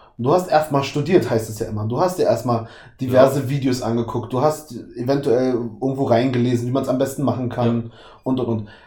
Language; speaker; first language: German; native; German